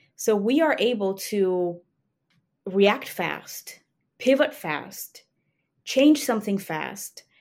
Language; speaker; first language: English; non-native, fluent; Spanish